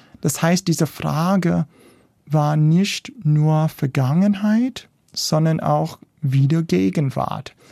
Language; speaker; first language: German; non-native, fluent; English